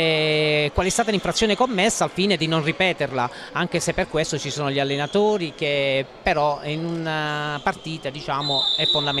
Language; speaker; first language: Italian; native; Italian